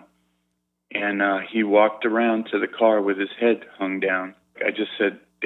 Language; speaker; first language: English; native; English